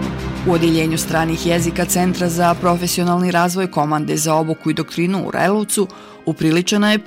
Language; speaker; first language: Serbian; native; Serbian